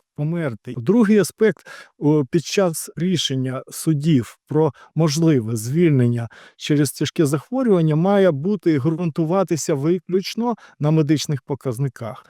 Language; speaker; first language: Ukrainian; native; Ukrainian